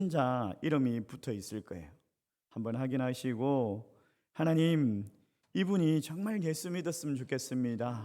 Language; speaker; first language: Korean; native; Korean